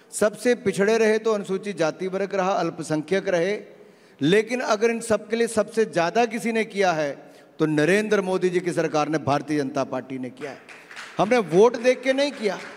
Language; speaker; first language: Hindi; native; Hindi